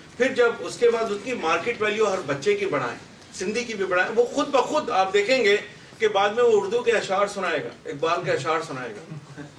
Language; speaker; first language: Urdu; native; Urdu